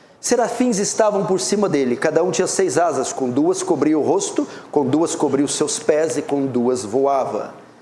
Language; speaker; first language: Portuguese; native; Portuguese